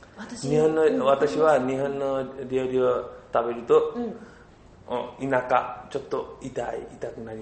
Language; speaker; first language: Japanese; non-native, learner; Bangla